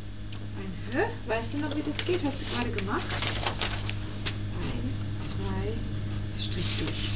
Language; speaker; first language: German; native; German